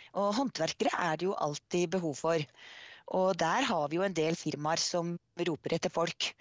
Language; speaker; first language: Norwegian; native; Norwegian